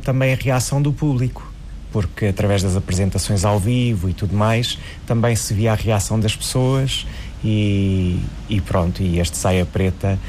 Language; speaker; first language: Portuguese; native; Portuguese